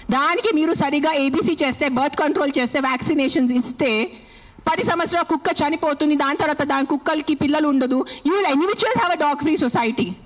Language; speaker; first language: Telugu; non-native, fluent; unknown